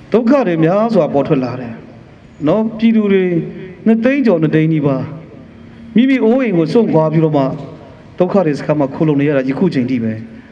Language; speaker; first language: Burmese; non-native, local second language; Kachin